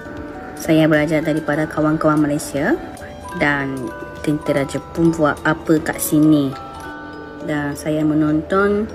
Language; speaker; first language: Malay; non-native, fluent; Japanese